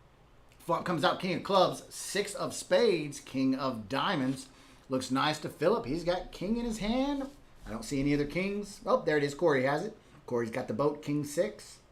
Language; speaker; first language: English; native; English